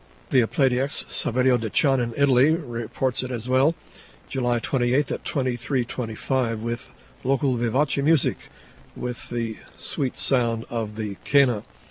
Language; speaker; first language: English; native; English